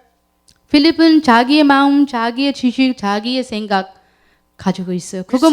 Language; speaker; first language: Korean; non-native, learner; Urdu